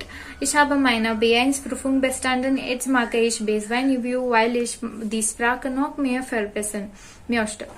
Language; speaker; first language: German; non-native, learner; Kannada